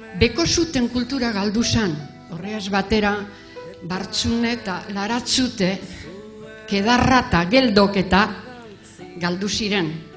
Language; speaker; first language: Basque; native; Basque